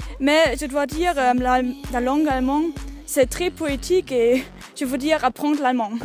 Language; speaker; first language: French; non-native, learner; German